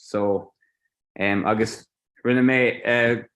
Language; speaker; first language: Irish; non-native, local second language; English